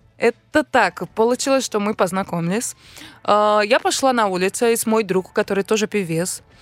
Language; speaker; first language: Russian; non-native, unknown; Portuguese